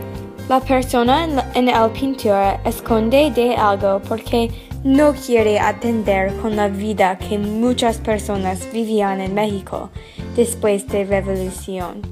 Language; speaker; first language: Spanish; non-native, learner; English